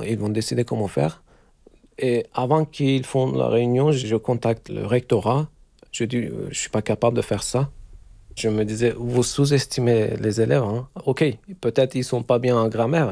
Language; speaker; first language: French; non-native, fluent; Turkish